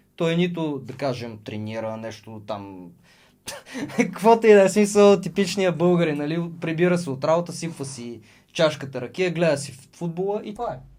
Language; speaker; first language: Bulgarian; early bilingual, other home language; Russian